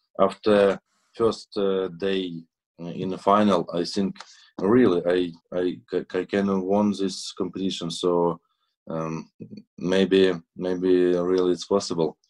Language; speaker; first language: English; non-native, learner; Russian